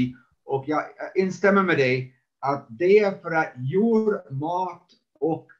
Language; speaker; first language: Swedish; non-native, fluent; English